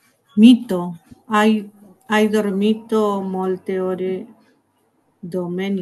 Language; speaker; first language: Italian; non-native, learner; Spanish